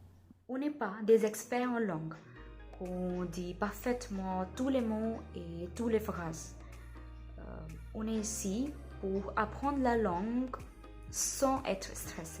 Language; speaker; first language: French; non-native, learner; Hindi